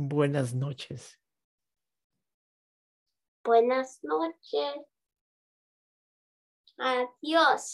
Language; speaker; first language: Spanish; non-native, learner; English